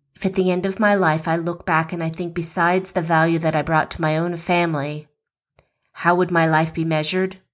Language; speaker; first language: English; native; English